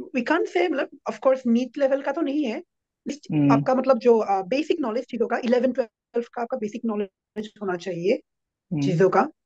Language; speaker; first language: Hindi; non-native, local second language; Assamese